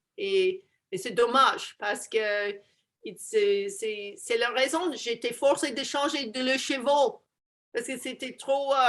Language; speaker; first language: French; non-native, learner; English